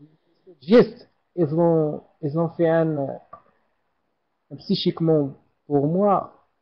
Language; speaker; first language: French; non-native, learner; Arabic